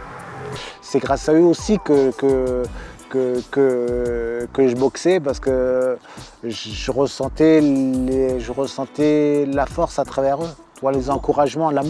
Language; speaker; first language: French; native; French